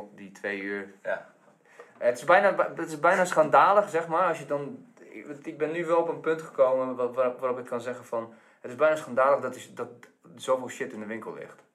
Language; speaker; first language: Dutch; native; Dutch